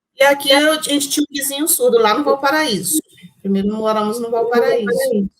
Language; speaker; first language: Portuguese; native; Portuguese